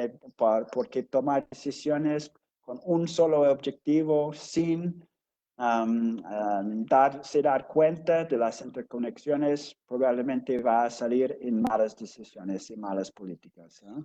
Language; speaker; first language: Spanish; non-native, fluent; English